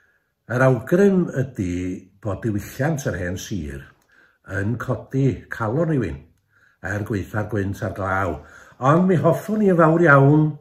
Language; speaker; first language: Welsh; native; Welsh